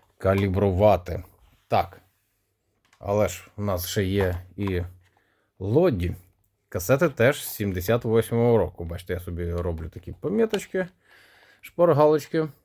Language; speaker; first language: Ukrainian; non-native, local second language; Russian